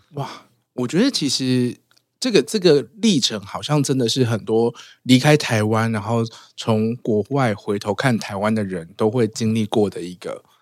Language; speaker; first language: Chinese; native; Chinese